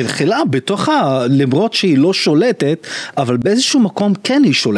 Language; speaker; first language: Hebrew; non-native, local second language; Arabic